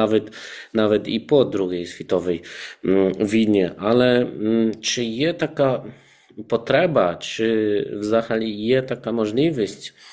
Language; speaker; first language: Ukrainian; non-native, fluent; Polish